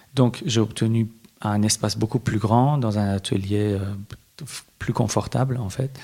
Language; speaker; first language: French; early bilingual, other home language; Persian